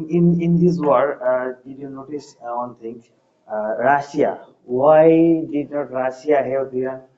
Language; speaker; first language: English; non-native, learner; Bangla